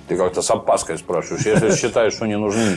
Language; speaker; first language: Russian; native; Russian